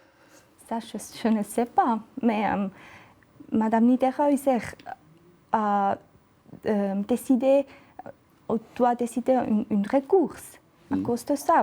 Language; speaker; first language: French; non-native, local second language; German